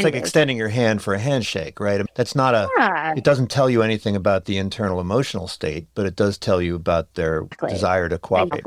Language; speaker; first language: English; native; English